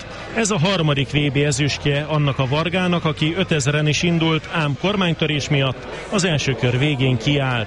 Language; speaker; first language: Hungarian; native; Hungarian